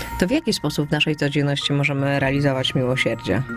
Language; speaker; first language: Polish; native; Polish